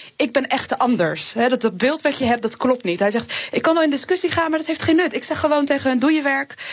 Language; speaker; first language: Dutch; native; Dutch